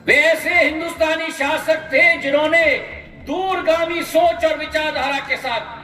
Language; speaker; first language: Hindi; non-native, local second language; Marathi